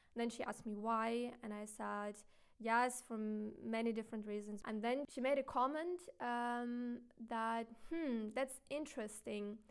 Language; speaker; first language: English; non-native, fluent; Ukrainian